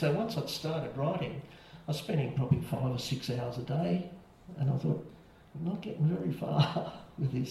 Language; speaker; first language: English; native; English